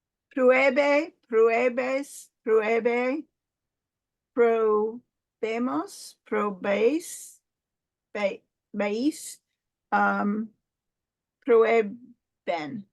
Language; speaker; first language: Spanish; non-native, learner; English